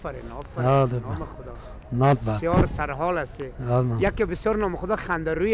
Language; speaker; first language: Persian; native; Persian